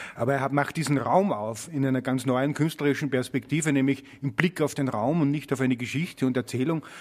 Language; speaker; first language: German; native; German